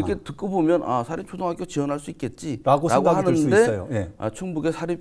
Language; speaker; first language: Korean; native; Korean